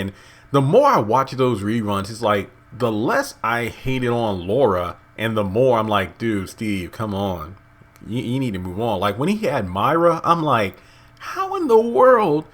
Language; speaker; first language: English; native; English